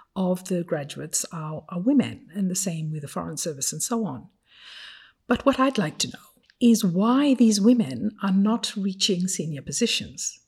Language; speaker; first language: English; non-native, fluent; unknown